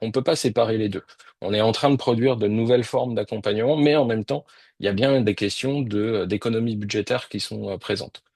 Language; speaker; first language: French; native; French